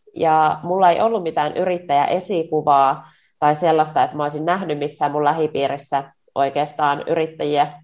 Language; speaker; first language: Finnish; native; Finnish